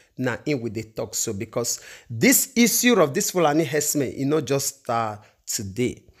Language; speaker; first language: Nigerian Pidgin; non-native, local second language; Igbo